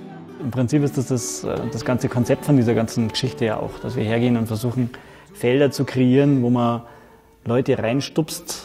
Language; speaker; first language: German; native; German